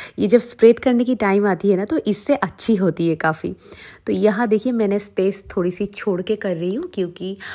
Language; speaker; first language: Hindi; non-native, local second language; Bangla